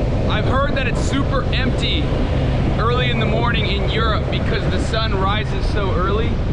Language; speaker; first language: English; native; English